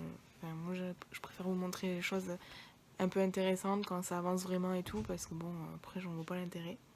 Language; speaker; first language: French; native; French